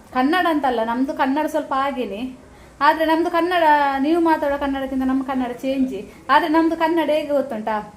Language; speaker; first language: Kannada; non-native, local second language; Tulu